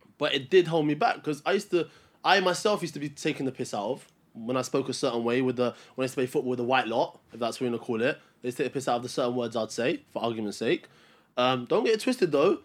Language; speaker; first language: English; early bilingual, other home language; Albanian